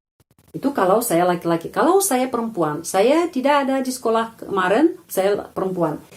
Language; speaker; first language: Indonesian; non-native, fluent; Russian